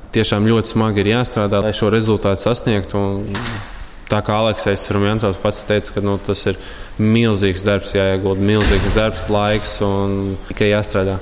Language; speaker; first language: Latvian; native; Latvian